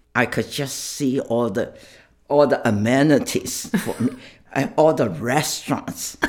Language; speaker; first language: English; non-native, fluent; Chinese